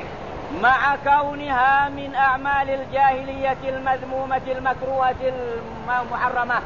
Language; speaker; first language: Arabic; non-native, fluent; Malay